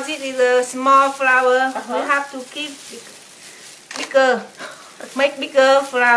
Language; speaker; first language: English; non-native, learner; Vietnamese